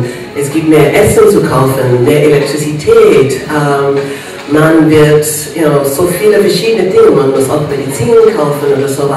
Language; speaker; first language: German; non-native, fluent; English